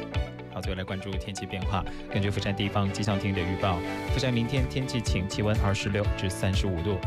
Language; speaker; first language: Chinese; native; Chinese